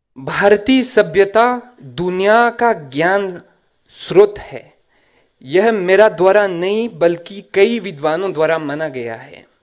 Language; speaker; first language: Hindi; non-native, fluent; French